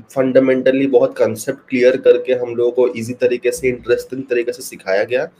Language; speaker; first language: Hindi; non-native, local second language; Bangla